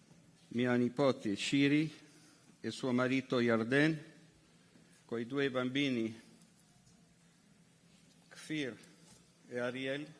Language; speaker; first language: Italian; non-native, fluent; Hebrew